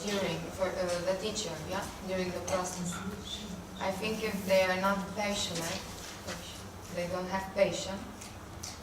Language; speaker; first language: English; non-native, fluent; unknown